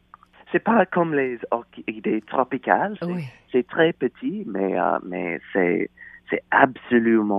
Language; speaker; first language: French; non-native, learner; English